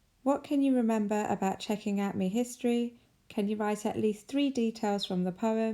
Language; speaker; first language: English; native; English